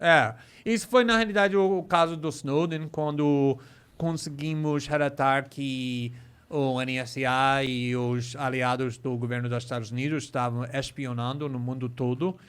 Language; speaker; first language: Portuguese; non-native, fluent; English